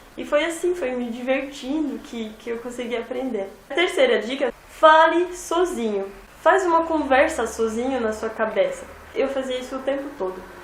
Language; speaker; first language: Portuguese; non-native, fluent; French